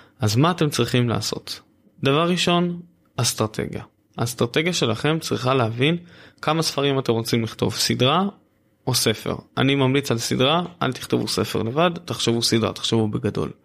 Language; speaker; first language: Hebrew; native; Hebrew